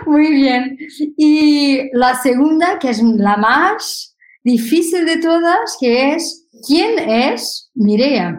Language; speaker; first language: Spanish; non-native, fluent; Portuguese